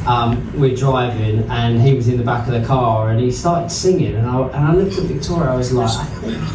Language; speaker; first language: English; native; English